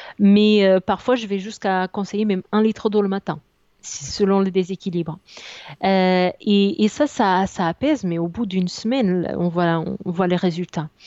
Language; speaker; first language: French; non-native, fluent; Portuguese